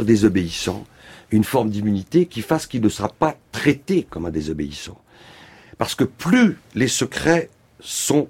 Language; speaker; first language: French; native; French